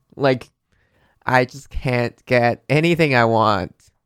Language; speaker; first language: English; non-native, fluent; Chinese